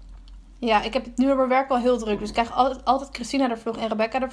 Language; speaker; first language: Dutch; native; Dutch